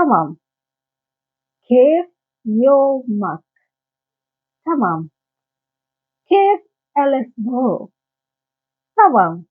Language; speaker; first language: Arabic; non-native, learner; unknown